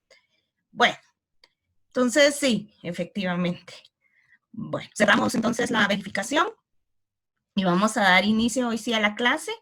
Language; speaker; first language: Spanish; native; Spanish